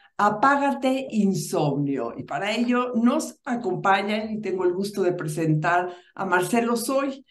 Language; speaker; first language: Spanish; native; Spanish